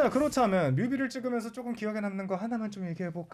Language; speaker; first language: Korean; native; Korean